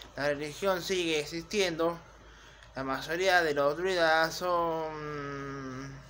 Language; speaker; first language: Spanish; native; Spanish